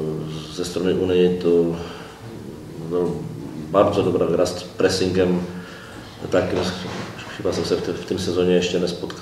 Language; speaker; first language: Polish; non-native, learner; Czech